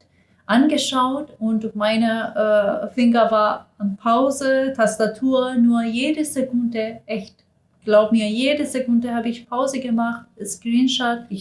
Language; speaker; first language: German; non-native, learner; Persian